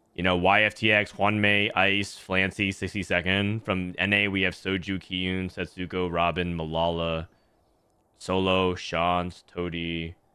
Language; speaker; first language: English; native; English